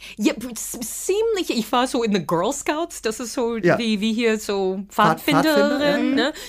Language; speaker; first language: German; non-native, fluent; English